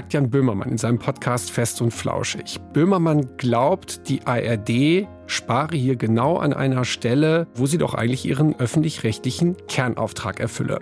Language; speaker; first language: German; native; German